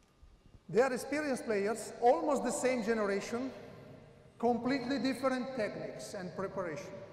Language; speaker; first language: English; non-native, learner; Italian